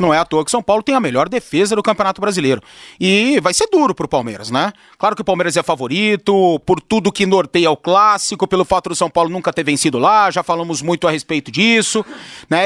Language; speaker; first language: Portuguese; native; Portuguese